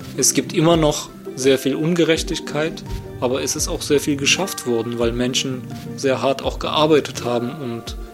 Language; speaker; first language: German; native; German